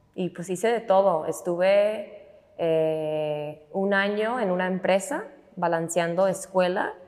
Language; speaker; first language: Spanish; non-native, fluent; English